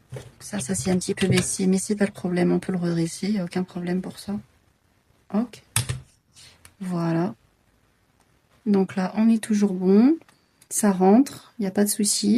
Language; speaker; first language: French; native; French